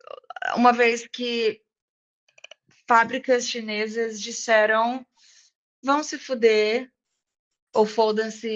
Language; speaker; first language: Portuguese; non-native, fluent; English